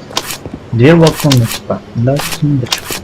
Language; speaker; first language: Russian; native; Russian